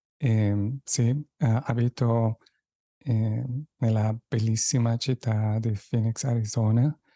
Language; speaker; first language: Italian; non-native, fluent; Spanish